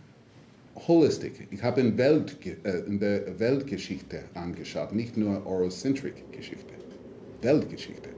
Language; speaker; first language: German; non-native, fluent; English